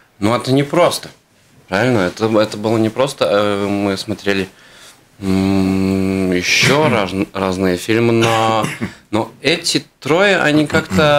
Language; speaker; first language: Russian; non-native, fluent; Latvian